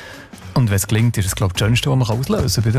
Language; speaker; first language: German; native; German